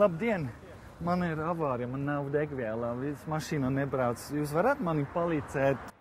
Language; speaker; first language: Latvian; non-native, learner; German